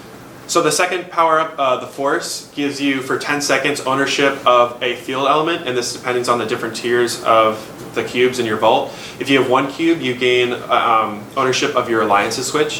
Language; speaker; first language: English; native; English